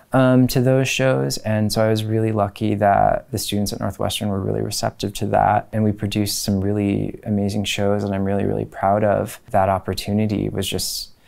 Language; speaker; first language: English; native; English